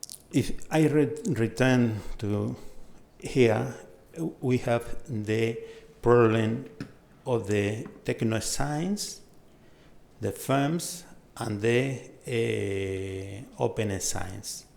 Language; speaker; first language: English; non-native, fluent; Spanish